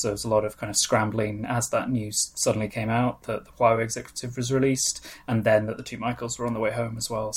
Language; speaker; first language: English; non-native, local second language; Welsh